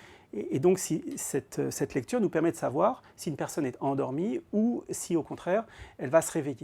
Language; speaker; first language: French; native; French